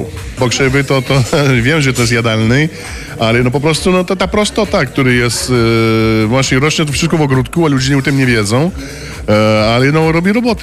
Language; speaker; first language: Polish; non-native, fluent; French